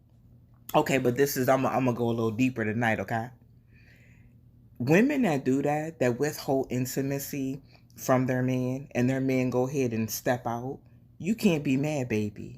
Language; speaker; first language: English; native; English